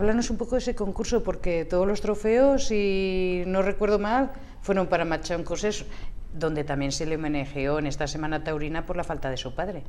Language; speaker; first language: Spanish; native; Spanish